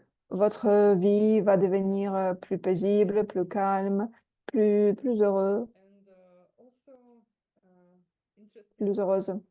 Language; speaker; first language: French; non-native, fluent; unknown